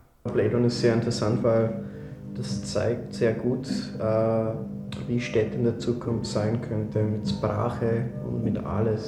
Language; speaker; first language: German; non-native, fluent; English